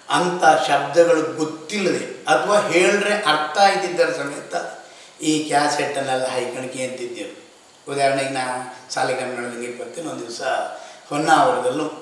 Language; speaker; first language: Kannada; native; Kannada